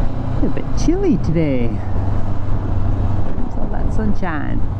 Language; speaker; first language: English; native; English